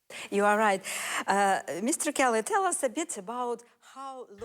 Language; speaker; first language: English; non-native, learner; Ukrainian